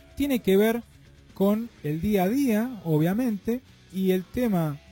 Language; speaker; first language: Spanish; native; Spanish